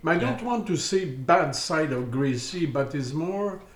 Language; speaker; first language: English; non-native, learner; French